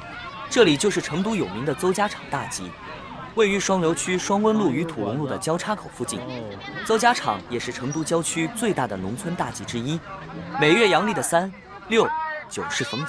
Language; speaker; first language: Chinese; native; Chinese